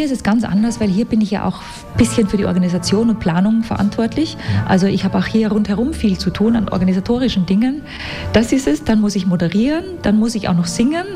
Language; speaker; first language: German; native; German